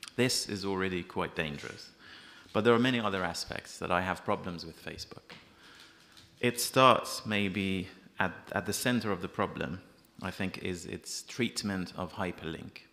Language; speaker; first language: English; non-native, fluent; Persian